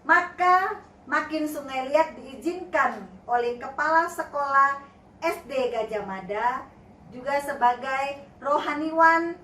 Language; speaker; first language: Indonesian; native; Indonesian